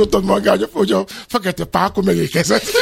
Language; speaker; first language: Hungarian; non-native, learner; Albanian